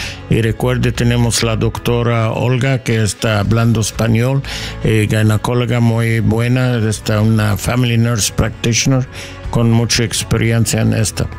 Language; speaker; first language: Spanish; non-native, learner; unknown